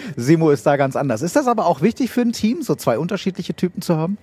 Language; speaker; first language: German; native; German